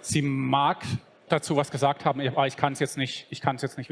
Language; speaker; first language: German; native; German